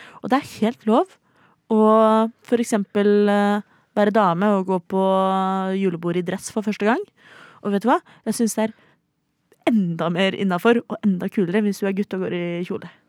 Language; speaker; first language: Norwegian; native; Norwegian